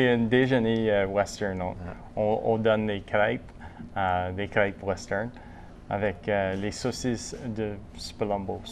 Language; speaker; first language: French; non-native, local second language; English